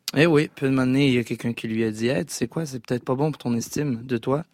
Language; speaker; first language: French; native; French